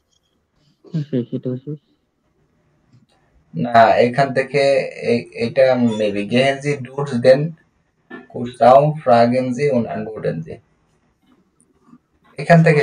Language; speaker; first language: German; non-native, learner; Bangla